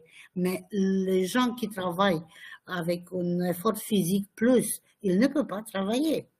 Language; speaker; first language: French; non-native, fluent; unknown